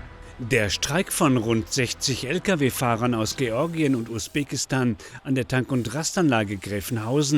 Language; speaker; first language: German; native; German